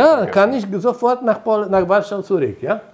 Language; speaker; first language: German; non-native, fluent; Polish